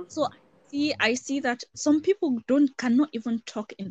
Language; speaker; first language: English; non-native, local second language; Hausa